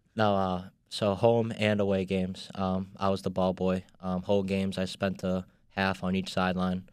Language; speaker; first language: English; native; English